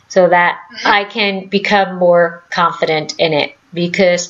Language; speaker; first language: English; native; English